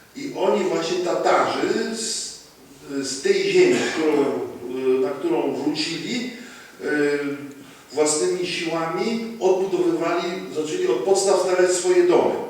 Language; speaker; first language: Polish; native; Polish